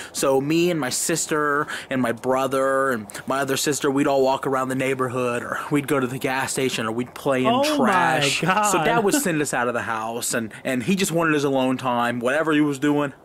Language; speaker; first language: English; native; English